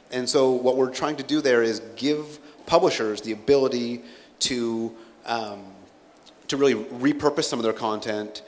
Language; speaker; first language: English; native; English